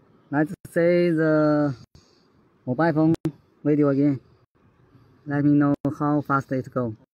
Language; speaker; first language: English; non-native, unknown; Chinese